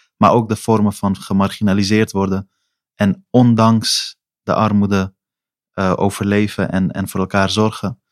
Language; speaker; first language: Dutch; early bilingual, other home language; Persian